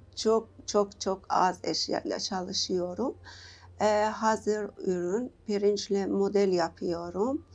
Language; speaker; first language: Turkish; non-native, learner; Persian